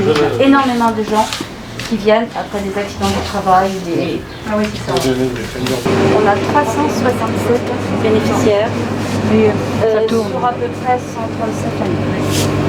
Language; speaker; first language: French; native; French